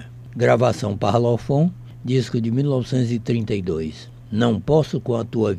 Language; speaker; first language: Portuguese; native; Portuguese